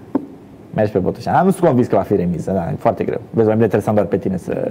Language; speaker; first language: Romanian; native; Romanian